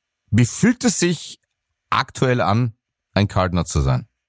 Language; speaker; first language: German; native; German